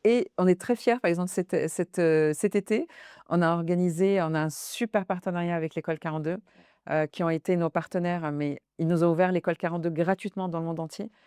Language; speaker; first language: French; early bilingual, other home language; Arabic